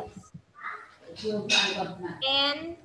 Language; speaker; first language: English; non-native, fluent; Vietnamese